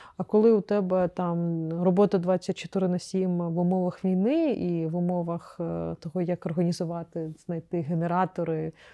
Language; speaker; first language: Ukrainian; non-native, local second language; Crimean Tatar